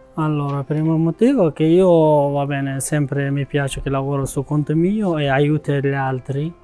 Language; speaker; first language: Italian; non-native, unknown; Persian